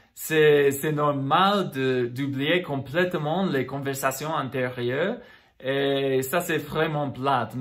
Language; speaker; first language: French; non-native, fluent; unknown